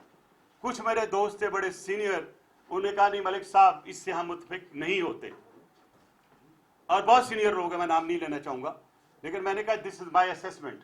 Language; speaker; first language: Urdu; native; Urdu